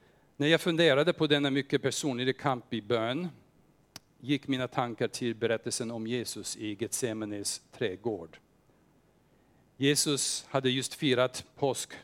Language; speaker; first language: Swedish; non-native, fluent; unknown